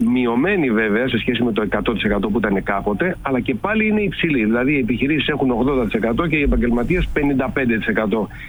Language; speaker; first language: Greek; native; Greek